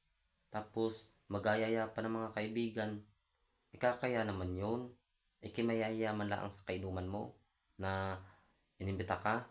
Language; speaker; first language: Filipino; native; Filipino